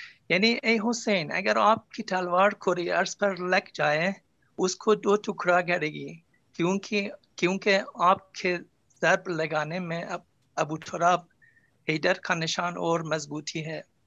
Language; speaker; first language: Urdu; non-native, fluent; Azerbaijani